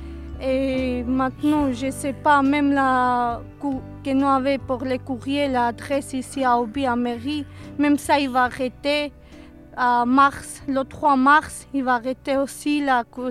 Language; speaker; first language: French; non-native, learner; Serbian